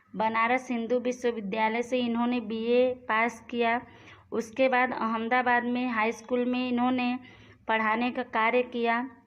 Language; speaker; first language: Hindi; non-native, local second language; Gujarati